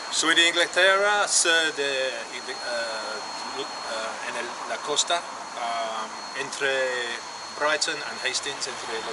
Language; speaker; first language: Spanish; non-native, learner; English